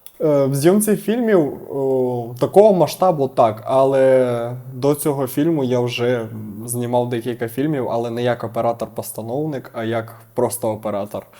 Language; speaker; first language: Ukrainian; native; Ukrainian